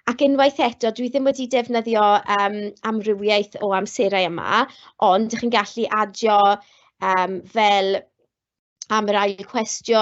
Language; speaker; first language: Welsh; non-native, local second language; English